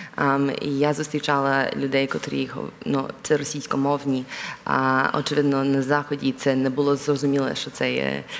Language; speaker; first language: Ukrainian; early bilingual, heritage; Ukrainian